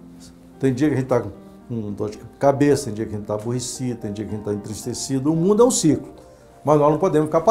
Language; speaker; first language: Portuguese; native; Portuguese